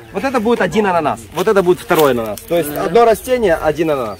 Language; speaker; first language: Russian; native; Russian